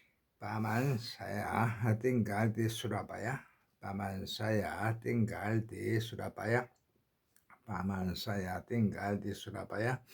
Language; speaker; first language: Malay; non-native, learner; Korean